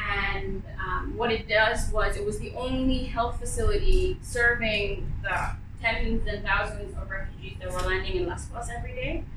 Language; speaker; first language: English; early bilingual, other home language; Arabic